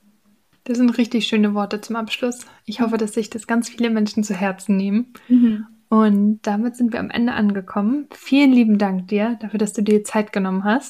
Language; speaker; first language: German; native; German